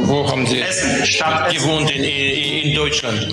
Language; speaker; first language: German; non-native, fluent; Russian